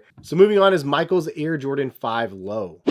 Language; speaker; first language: English; native; English